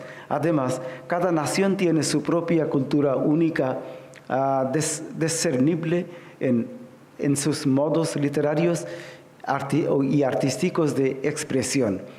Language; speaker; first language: Spanish; non-native, fluent; Bangla